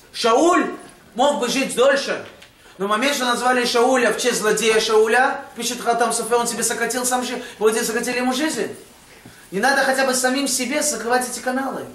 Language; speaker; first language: Russian; early bilingual, heritage; Russian